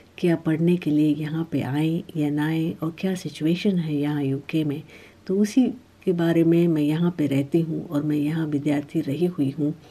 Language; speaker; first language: Hindi; native; Hindi